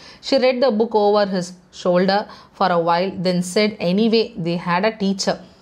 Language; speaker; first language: English; non-native, local second language; Tamil